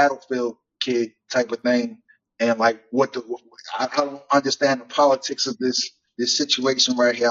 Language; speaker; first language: English; native; English